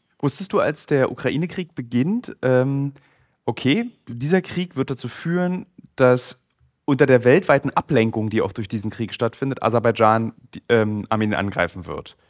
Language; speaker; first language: German; native; German